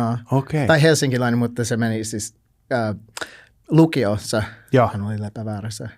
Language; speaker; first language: Finnish; non-native, learner; English